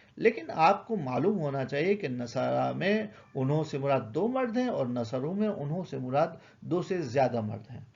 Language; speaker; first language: Urdu; native; Urdu